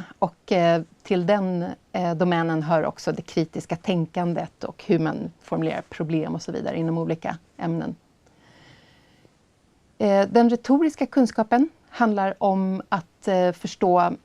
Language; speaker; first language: Swedish; native; Swedish